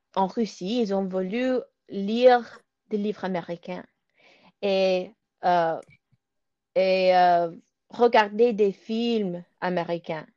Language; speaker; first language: French; non-native, learner; Russian